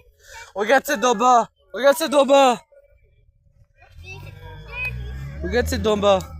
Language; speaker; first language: French; native; French